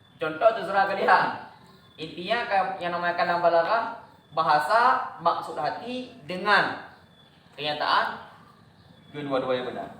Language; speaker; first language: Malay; non-native, local second language; Achinese